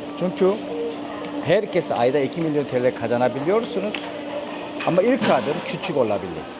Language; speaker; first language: Turkish; non-native, fluent; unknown